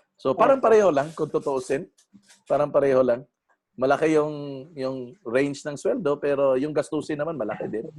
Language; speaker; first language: Filipino; non-native, local second language; Cebuano